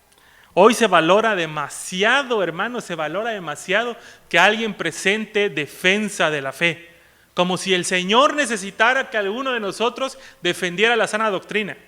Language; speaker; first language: Spanish; native; Spanish